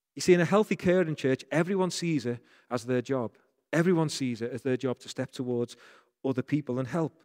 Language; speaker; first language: English; native; English